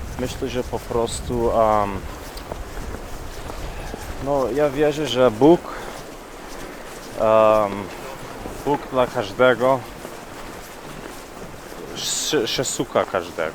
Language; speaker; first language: Polish; early bilingual, heritage; Polish